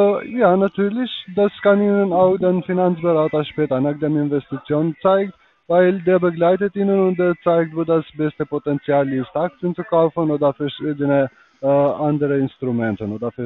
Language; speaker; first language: German; non-native, learner; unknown